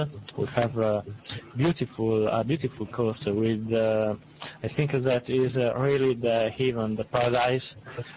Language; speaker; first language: English; non-native, learner; Italian